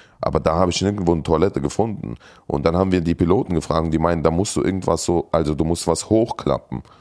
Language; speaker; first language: German; early bilingual, other home language; Russian